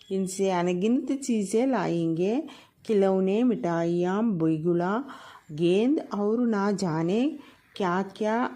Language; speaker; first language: Hindi; non-native, local second language; Telugu